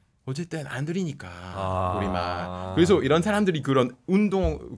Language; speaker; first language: Korean; non-native, fluent; French